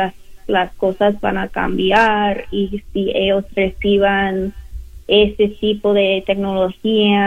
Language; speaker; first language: Spanish; non-native, learner; English